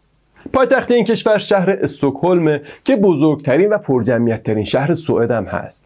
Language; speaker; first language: Persian; native; Persian